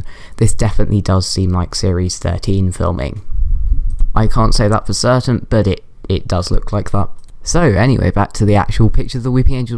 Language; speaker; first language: English; native; English